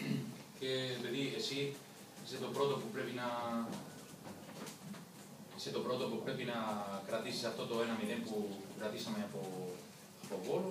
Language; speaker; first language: Greek; non-native, learner; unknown